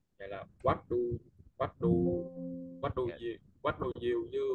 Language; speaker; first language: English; non-native, learner; Vietnamese